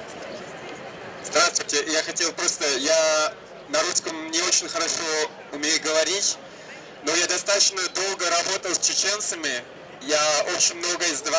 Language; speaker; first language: Russian; non-native, fluent; French